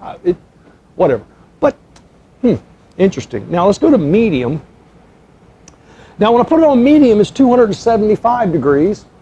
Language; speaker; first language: English; native; English